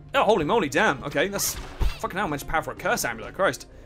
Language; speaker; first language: English; native; English